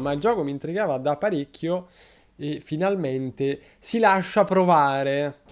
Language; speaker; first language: Italian; native; Italian